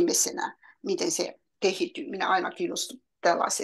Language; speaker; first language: Finnish; non-native, learner; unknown